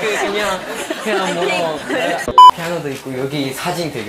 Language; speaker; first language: Korean; non-native, learner; Chinese